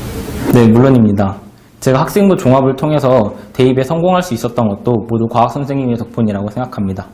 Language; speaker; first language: Korean; native; Korean